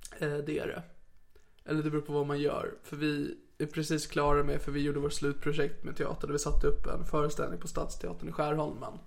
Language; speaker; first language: Swedish; native; Swedish